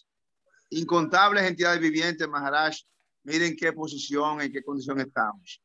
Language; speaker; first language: Spanish; native; Spanish